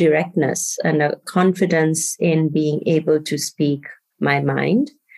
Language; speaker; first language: English; non-native, local second language; Bangla